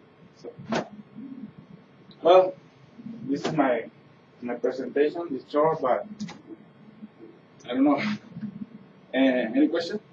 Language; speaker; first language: English; non-native, learner; Spanish